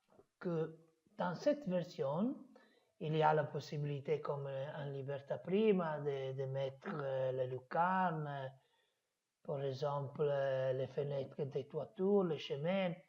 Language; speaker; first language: French; non-native, fluent; Italian